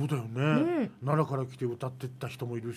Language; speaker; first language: Japanese; native; Japanese